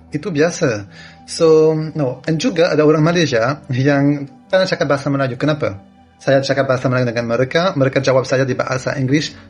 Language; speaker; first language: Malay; non-native, learner; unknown